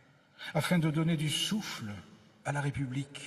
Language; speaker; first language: French; native; French